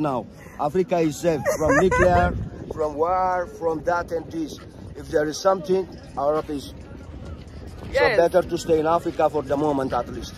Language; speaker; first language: English; non-native, learner; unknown